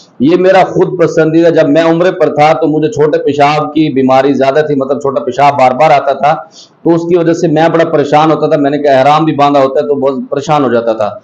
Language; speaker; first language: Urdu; non-native, local second language; Pashto